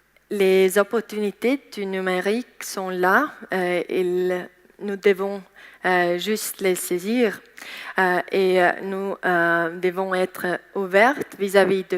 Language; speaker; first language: French; non-native, learner; Estonian